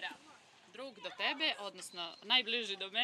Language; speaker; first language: Serbian; native; Serbian